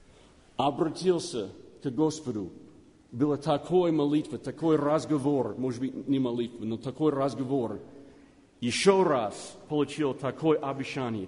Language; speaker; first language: Russian; non-native, learner; English